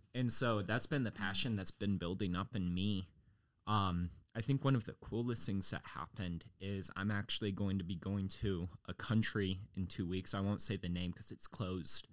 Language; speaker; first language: English; native; English